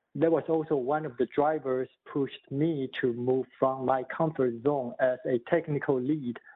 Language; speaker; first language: English; non-native, fluent; Chinese